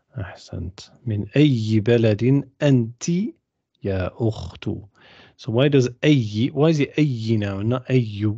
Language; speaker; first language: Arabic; non-native, fluent; English